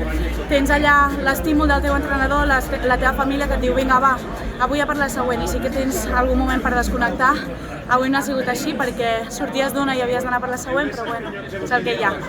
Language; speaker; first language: Catalan; native; Catalan